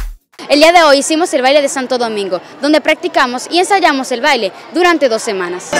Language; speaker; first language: Spanish; native; Spanish